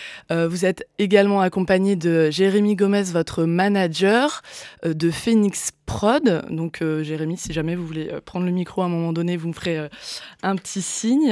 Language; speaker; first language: French; native; French